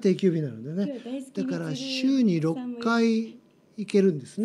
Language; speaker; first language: Japanese; native; Japanese